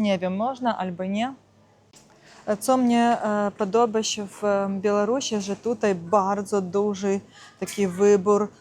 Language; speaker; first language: Polish; non-native, learner; Russian